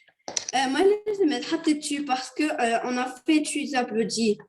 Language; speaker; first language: French; non-native, local second language; Arabic